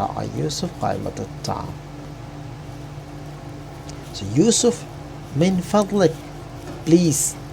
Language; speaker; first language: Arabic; non-native, fluent; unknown